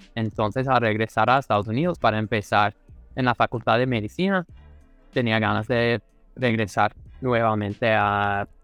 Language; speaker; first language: Spanish; non-native, fluent; English